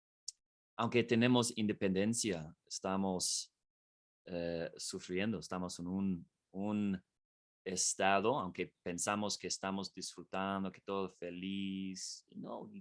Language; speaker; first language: Spanish; non-native, fluent; English